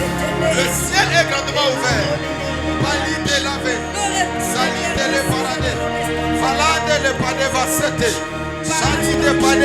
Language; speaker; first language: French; non-native, local second language; Lingala